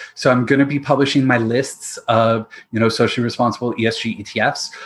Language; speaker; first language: English; native; English